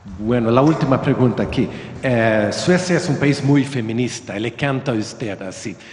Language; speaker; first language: Spanish; non-native, learner; Swedish